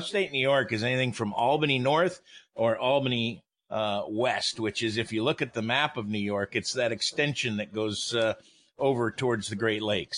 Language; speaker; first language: English; native; English